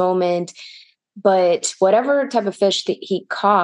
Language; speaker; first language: English; early bilingual, other home language; Russian